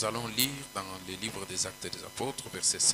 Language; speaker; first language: French; non-native, local second language; Swahili